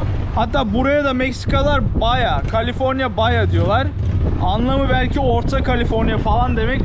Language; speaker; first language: Turkish; native; Turkish